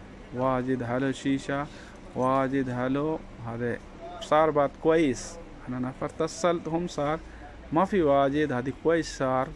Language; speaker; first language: Arabic; non-native, learner; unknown